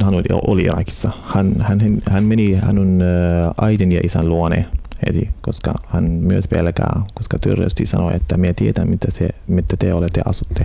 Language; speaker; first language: Finnish; non-native, learner; Arabic